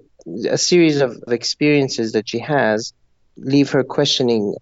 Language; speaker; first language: English; non-native, local second language; Persian